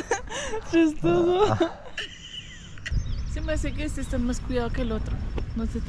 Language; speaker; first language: Spanish; native; Spanish